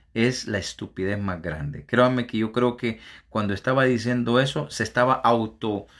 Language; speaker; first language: Spanish; native; Spanish